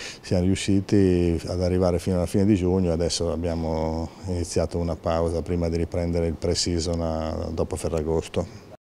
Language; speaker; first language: Italian; native; Italian